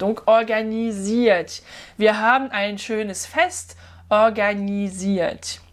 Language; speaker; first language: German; non-native, fluent; French